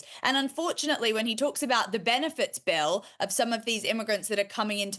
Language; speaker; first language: English; native; English